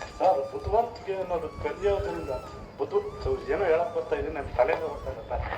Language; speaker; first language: Kannada; non-native, local second language; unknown